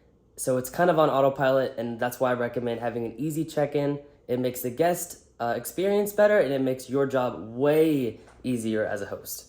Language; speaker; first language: English; native; English